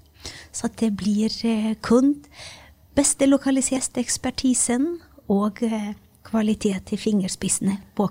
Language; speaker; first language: Norwegian; early bilingual, other home language; Albanian